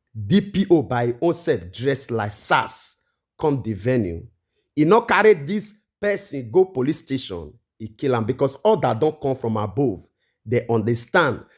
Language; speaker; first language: Nigerian Pidgin; native; Nigerian Pidgin